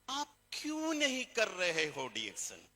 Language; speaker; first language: Hindi; non-native, fluent; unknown